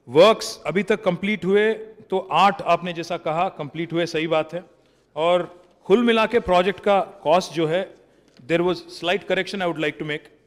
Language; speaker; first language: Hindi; non-native, local second language; Telugu